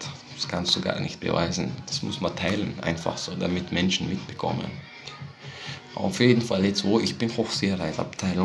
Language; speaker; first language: German; non-native, fluent; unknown